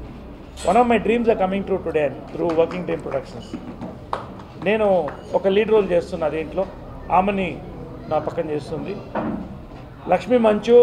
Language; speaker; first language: Telugu; native; Telugu